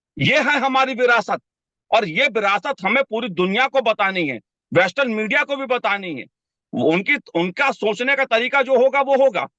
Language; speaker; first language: Hindi; native; Hindi